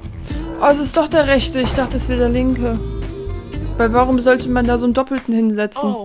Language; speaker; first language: German; native; German